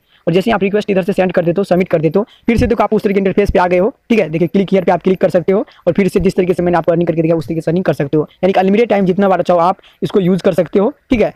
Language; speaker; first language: Hindi; native; Hindi